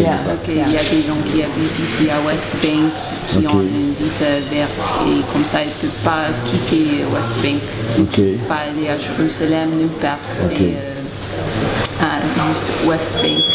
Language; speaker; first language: French; non-native, fluent; Arabic